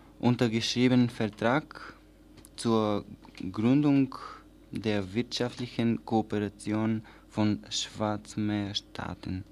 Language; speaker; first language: German; non-native, learner; Bulgarian